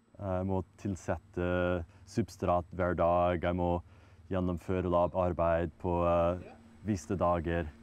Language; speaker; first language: Norwegian; non-native, fluent; English